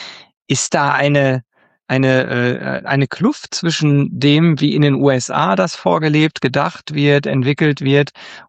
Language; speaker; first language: German; native; German